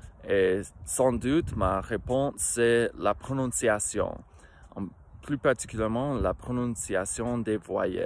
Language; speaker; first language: French; non-native, fluent; English